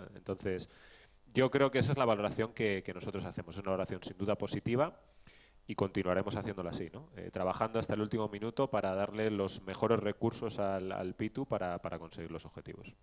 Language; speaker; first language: Spanish; native; Spanish